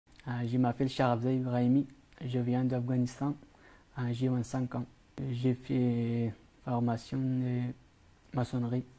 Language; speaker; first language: French; non-native, learner; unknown